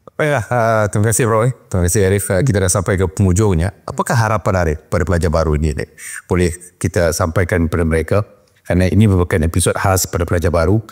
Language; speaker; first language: Malay; non-native, local second language; Tamil